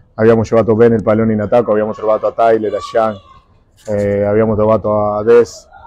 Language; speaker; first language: Italian; non-native, fluent; Spanish